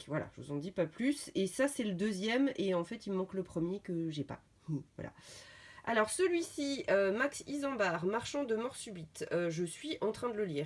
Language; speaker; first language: French; native; French